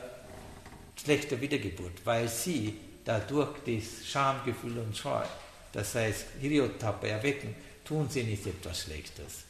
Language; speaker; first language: German; non-native, learner; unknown